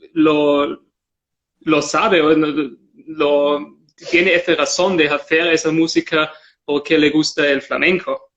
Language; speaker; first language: Spanish; non-native, fluent; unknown